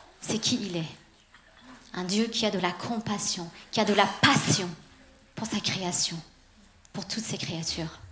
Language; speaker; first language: French; early bilingual, other home language; Persian